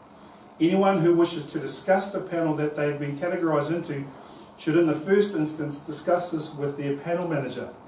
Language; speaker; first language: English; native; English